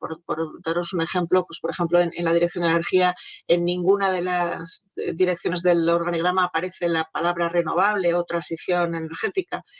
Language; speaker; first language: Spanish; native; Spanish